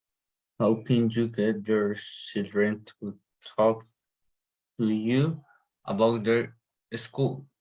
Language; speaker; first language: English; non-native, learner; Spanish